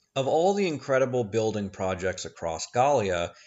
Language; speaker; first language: English; native; English